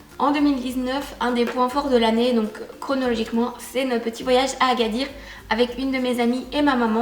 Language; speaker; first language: French; native; French